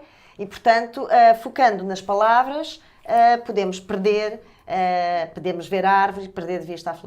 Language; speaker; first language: Portuguese; native; Portuguese